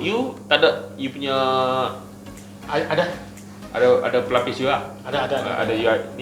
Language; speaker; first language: Malay; native; Malay